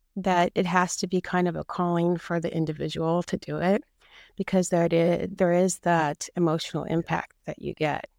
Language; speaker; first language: English; native; English